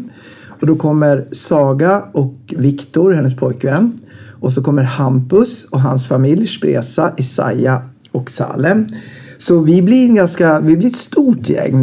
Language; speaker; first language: Swedish; native; Swedish